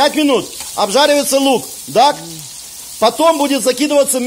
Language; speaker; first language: Russian; native; Russian